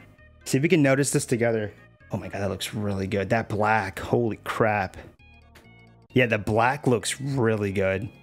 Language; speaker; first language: English; native; English